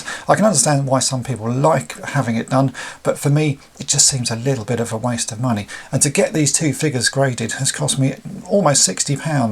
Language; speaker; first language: English; native; English